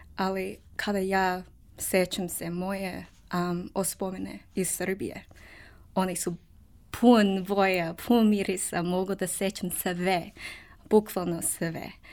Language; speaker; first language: Serbian; non-native, learner; English